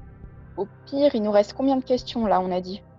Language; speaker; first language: French; native; French